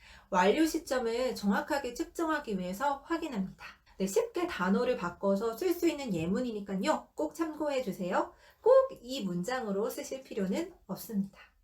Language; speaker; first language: Korean; native; Korean